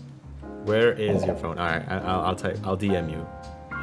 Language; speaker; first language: English; non-native, local second language; Indonesian